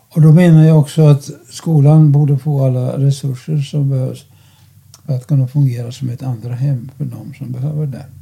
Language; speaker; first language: Swedish; non-native, fluent; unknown